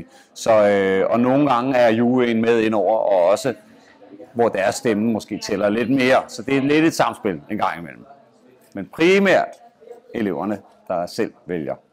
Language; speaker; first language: Danish; native; Danish